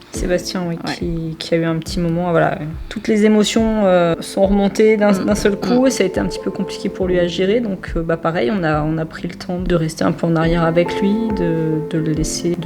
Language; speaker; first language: French; native; French